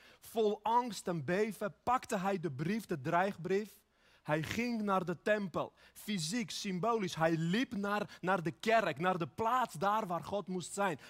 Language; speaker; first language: Dutch; early bilingual, other home language; Armenian